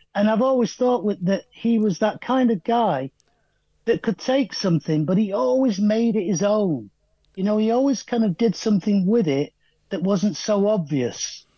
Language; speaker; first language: English; native; English